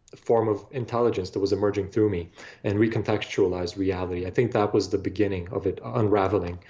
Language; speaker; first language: English; non-native, fluent; Bulgarian